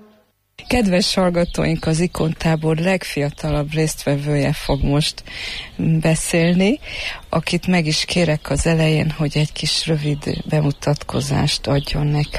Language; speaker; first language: Hungarian; native; Hungarian